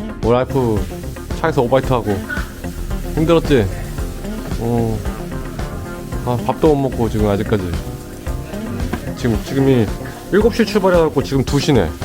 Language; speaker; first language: Korean; native; Korean